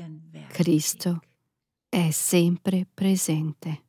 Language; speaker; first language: Italian; native; Italian